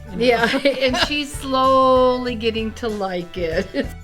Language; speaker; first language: English; native; English